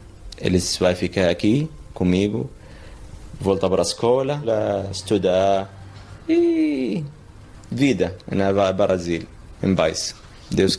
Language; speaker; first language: Portuguese; non-native, learner; Arabic